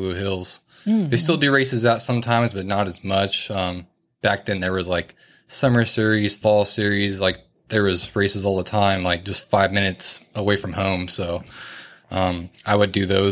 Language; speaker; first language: English; native; English